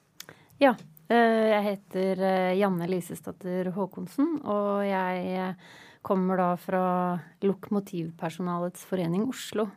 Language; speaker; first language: Norwegian; native; Norwegian